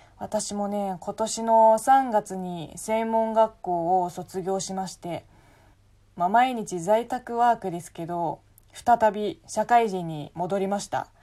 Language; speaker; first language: Japanese; non-native, fluent; Chinese